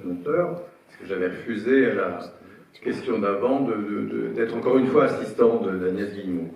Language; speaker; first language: French; native; French